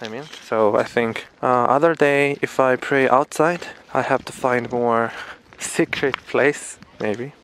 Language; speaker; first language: English; non-native, learner; Korean